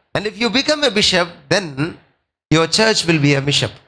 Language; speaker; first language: English; non-native, local second language; Telugu